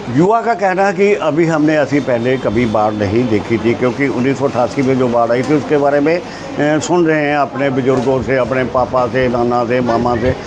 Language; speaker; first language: Hindi; non-native, local second language; Punjabi